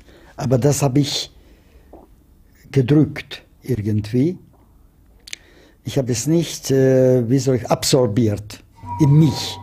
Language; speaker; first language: German; non-native, fluent; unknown